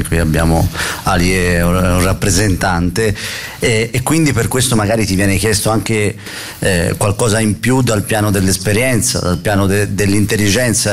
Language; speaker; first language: Italian; native; Italian